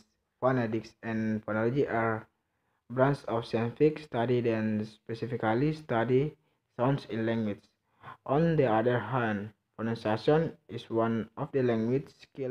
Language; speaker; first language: English; non-native, learner; Indonesian